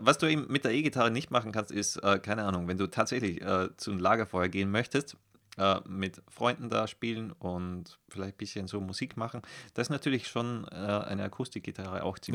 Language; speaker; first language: German; native; German